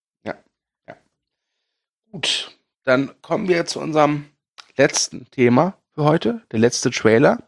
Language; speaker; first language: German; native; German